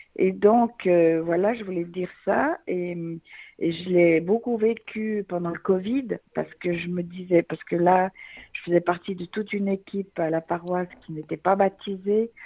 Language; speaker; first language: French; native; French